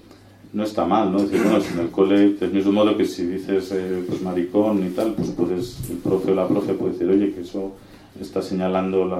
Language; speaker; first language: Spanish; native; Spanish